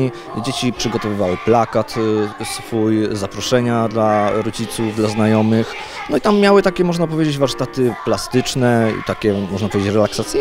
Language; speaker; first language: Polish; native; Polish